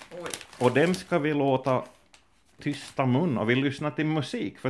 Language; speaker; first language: Swedish; native; Swedish